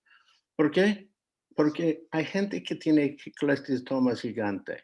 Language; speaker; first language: Spanish; non-native, fluent; English